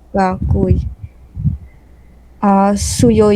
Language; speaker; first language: Japanese; non-native, learner; Filipino